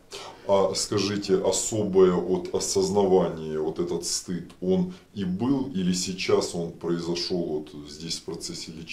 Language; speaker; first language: Russian; native; Russian